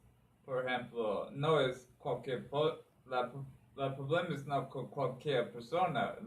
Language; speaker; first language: Spanish; non-native, learner; English